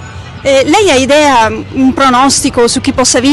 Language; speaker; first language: Italian; native; Italian